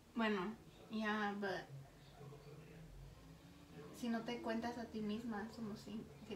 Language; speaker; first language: Spanish; early bilingual, heritage; Spanish